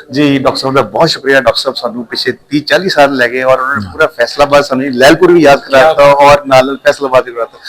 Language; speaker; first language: Urdu; non-native, local second language; Punjabi